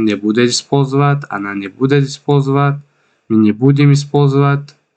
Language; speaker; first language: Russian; non-native, fluent; Tajik